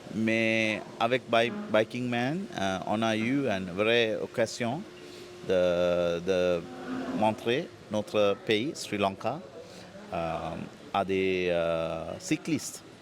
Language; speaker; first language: French; non-native, fluent; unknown